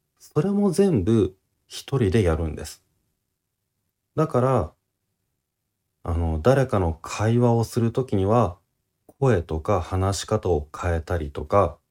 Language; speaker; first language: Japanese; native; Japanese